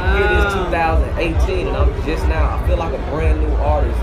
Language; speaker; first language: English; native; English